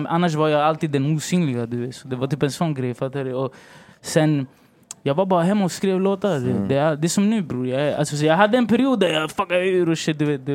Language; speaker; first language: Swedish; early bilingual, other home language; Spanish